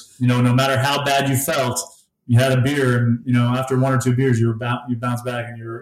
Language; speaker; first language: English; native; English